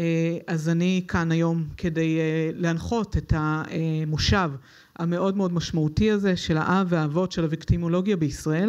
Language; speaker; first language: Hebrew; native; Hebrew